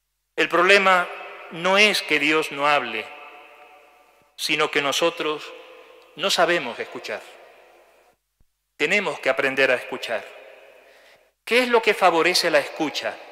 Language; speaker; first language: Spanish; native; Spanish